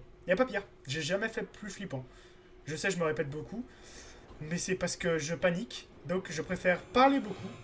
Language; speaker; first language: French; native; French